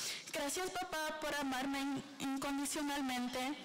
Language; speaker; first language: Spanish; early bilingual, other home language; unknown